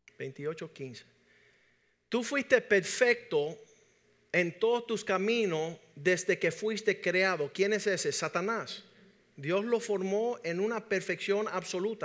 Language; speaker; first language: Spanish; native; Spanish